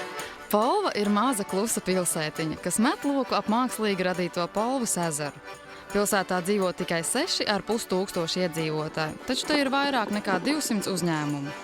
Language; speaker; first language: Latvian; native; Latvian